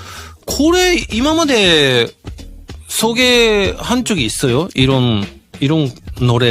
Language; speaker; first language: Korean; non-native, learner; Japanese